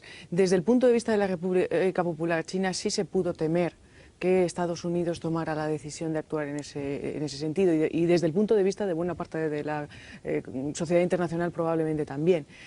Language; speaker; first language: Spanish; native; Spanish